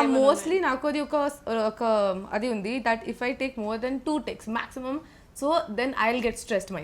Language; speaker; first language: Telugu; non-native, learner; Malayalam